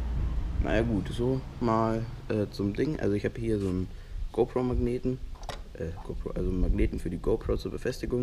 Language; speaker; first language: German; native; German